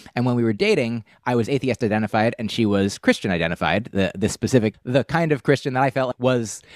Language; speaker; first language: English; native; English